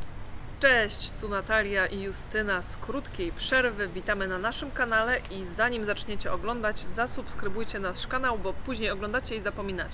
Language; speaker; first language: Polish; native; Polish